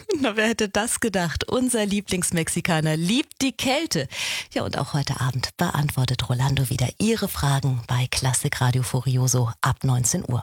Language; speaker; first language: German; native; German